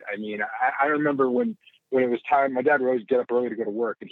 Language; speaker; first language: English; native; English